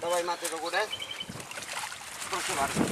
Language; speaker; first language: Polish; non-native, learner; Spanish